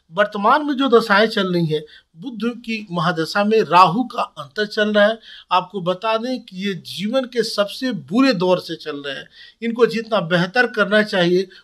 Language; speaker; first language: Hindi; native; Hindi